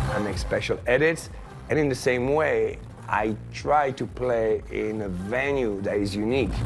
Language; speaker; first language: English; non-native, fluent; French